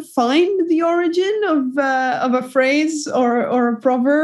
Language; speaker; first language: English; non-native, fluent; Swedish